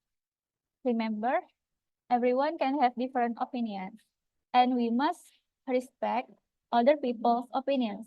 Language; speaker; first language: English; non-native, fluent; Indonesian